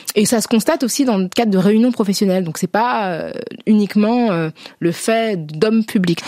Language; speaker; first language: French; native; French